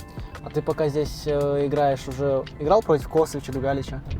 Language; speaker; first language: Russian; native; Russian